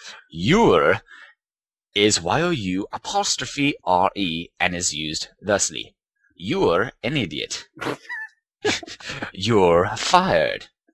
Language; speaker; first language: English; native; English